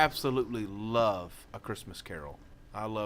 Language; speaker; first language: English; native; English